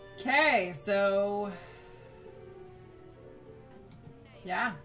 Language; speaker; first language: English; native; English